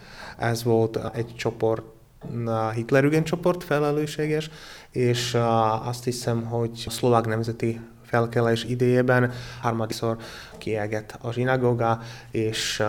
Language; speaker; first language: Hungarian; non-native, learner; Slovak